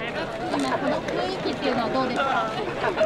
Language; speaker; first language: Japanese; native; Japanese